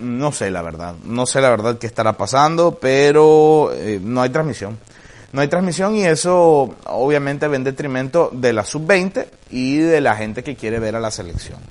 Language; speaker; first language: Spanish; native; Spanish